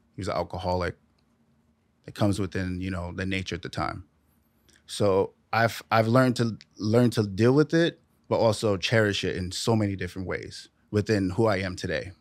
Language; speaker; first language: English; native; English